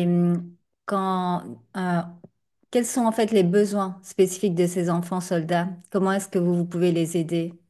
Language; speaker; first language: French; native; French